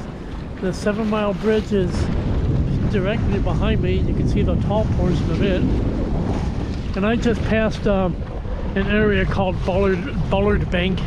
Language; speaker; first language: English; native; English